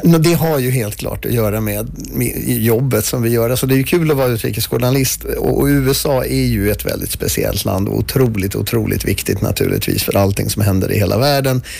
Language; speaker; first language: Swedish; early bilingual, other home language; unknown